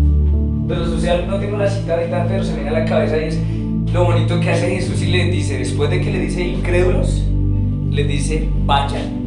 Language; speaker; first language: Spanish; native; Spanish